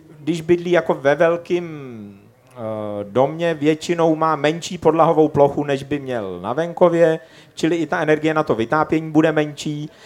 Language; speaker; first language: Czech; native; Czech